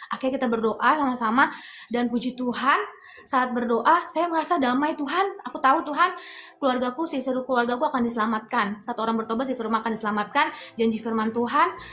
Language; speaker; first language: Indonesian; native; Indonesian